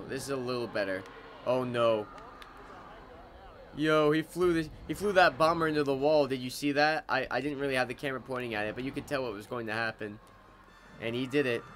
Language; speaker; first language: English; native; English